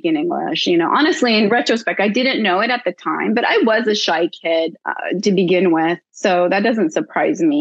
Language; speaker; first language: English; early bilingual, other home language; Spanish